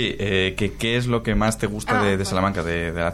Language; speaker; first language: Spanish; native; Spanish